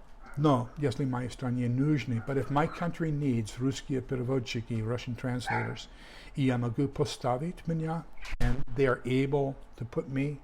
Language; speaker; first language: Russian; non-native, learner; English